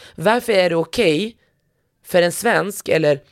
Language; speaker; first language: Swedish; early bilingual, other home language; Arabic